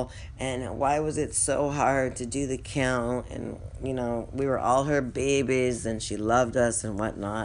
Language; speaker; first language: English; native; English